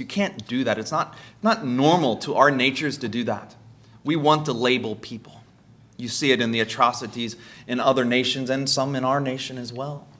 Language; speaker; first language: English; native; English